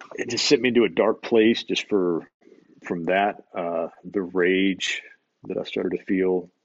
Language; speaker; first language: English; native; English